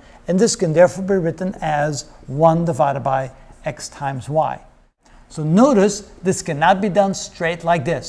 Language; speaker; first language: English; native; English